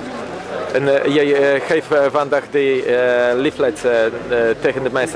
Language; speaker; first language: Dutch; non-native, learner; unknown